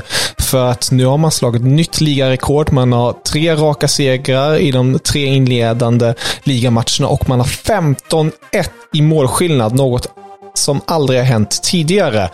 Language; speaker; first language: Swedish; native; Swedish